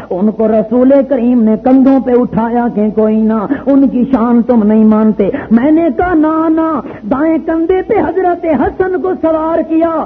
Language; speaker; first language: Urdu; non-native, local second language; Pashto